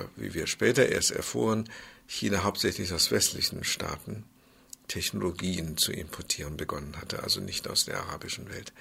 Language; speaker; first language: German; non-native, fluent; Chinese